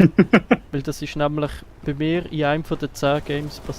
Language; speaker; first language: German; native; German